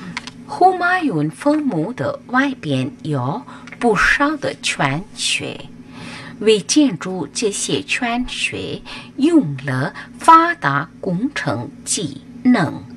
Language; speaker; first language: Chinese; non-native, fluent; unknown